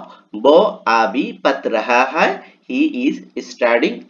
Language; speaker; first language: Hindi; non-native, learner; Bangla